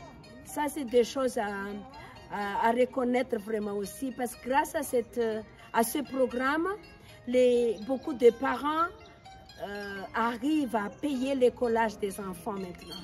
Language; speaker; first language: French; non-native, local second language; Malagasy